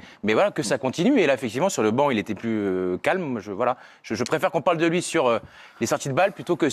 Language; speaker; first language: French; native; French